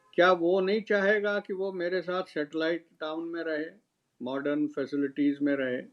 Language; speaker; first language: Urdu; non-native, local second language; Kashmiri